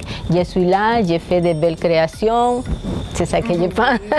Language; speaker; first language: French; non-native, fluent; Spanish